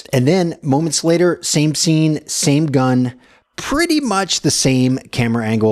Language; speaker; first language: English; native; English